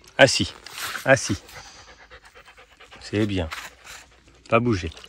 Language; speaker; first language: French; native; French